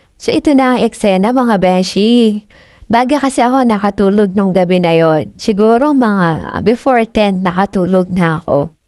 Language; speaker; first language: Filipino; non-native, local second language; Bikol